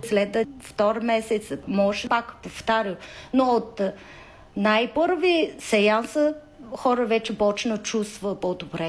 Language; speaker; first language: Bulgarian; non-native, learner; Chinese